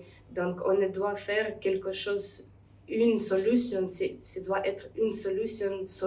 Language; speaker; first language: French; non-native, learner; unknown